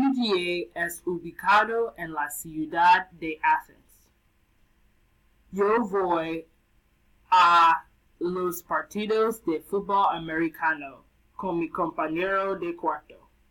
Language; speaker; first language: Spanish; non-native, learner; English